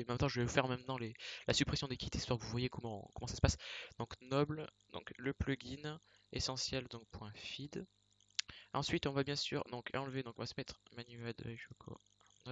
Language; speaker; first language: French; native; French